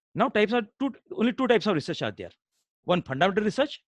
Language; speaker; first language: English; non-native, local second language; Marathi